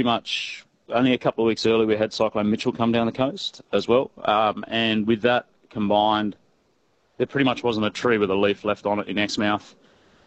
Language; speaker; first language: English; native; English